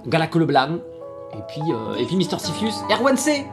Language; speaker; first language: French; native; French